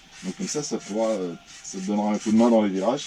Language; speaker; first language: French; native; French